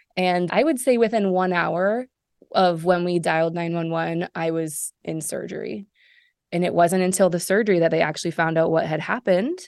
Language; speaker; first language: English; native; English